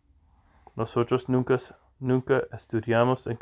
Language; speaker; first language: Spanish; non-native, learner; English